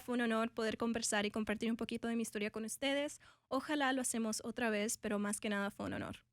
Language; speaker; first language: Spanish; early bilingual, heritage; Spanish